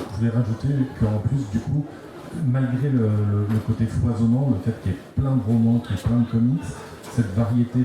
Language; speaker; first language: French; native; French